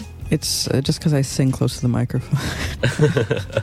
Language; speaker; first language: English; early bilingual, other home language; Russian